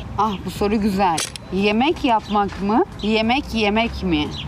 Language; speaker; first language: Turkish; native; Turkish